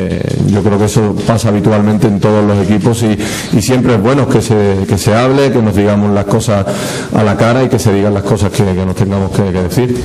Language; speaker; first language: Spanish; native; Spanish